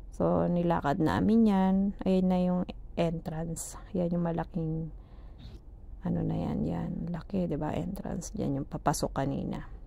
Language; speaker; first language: Filipino; native; Filipino